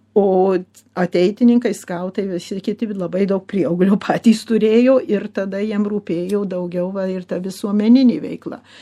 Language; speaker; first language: Lithuanian; early bilingual, heritage; Lithuanian